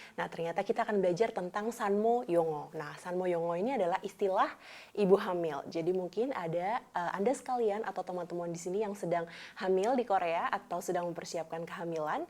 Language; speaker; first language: Indonesian; native; Indonesian